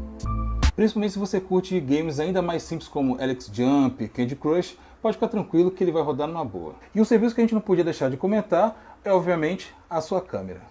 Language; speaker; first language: Portuguese; native; Portuguese